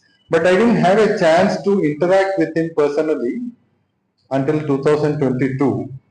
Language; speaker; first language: English; non-native, local second language; Malayalam